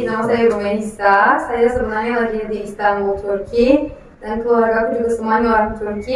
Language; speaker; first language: Indonesian; non-native, fluent; Turkish